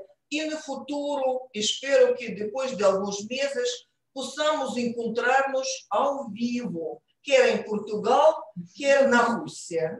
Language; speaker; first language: Portuguese; non-native, fluent; Russian